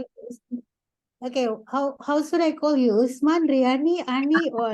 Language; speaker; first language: English; non-native, fluent; Indonesian